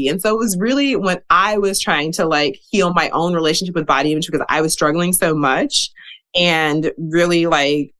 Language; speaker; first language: English; native; English